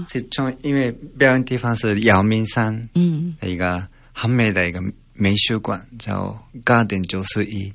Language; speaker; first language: Chinese; non-native, fluent; Japanese